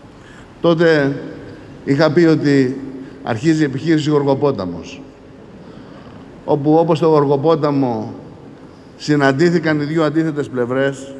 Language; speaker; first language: Greek; native; Greek